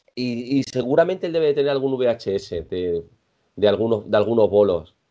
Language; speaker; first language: Spanish; native; Spanish